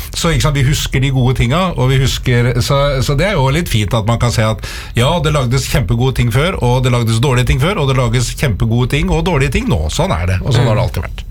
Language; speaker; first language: Norwegian; native; Norwegian